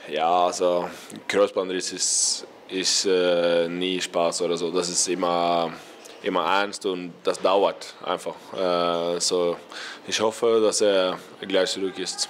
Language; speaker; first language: German; non-native, learner; Norwegian